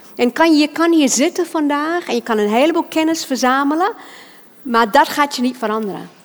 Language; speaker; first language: Dutch; non-native, fluent; English